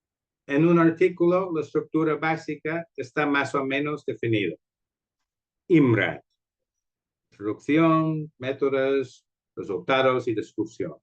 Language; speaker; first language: Spanish; non-native, fluent; English